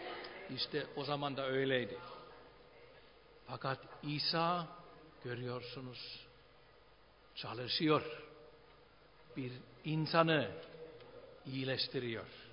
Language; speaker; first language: Turkish; non-native, fluent; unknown